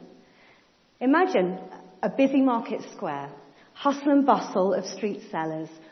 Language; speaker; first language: English; native; English